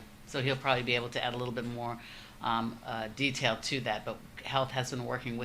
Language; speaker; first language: English; native; English